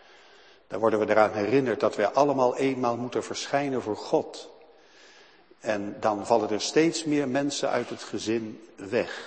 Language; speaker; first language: Dutch; native; Dutch